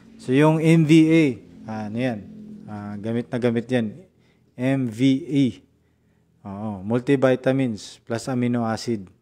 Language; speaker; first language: Filipino; non-native, local second language; Cebuano